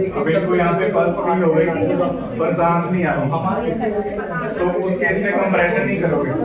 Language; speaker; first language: Hindi; native; Hindi